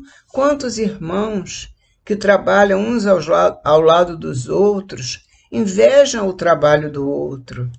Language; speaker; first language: Portuguese; native; Portuguese